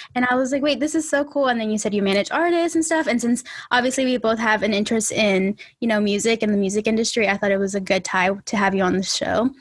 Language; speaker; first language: English; early bilingual, other home language; Spanish